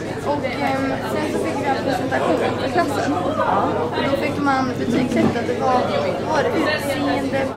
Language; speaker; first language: Swedish; native; Swedish